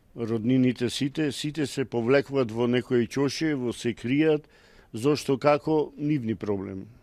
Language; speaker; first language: Macedonian; native; Macedonian